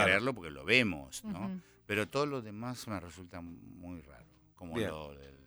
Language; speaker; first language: Spanish; native; Spanish